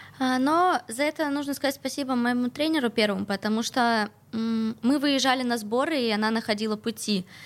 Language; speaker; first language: Russian; native; Russian